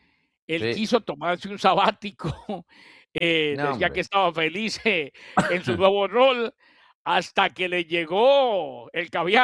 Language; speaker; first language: Spanish; native; Spanish